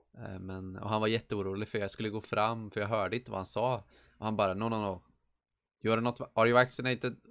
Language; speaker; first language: Swedish; native; Swedish